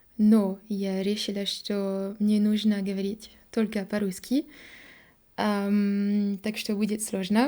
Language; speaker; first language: Russian; non-native, learner; French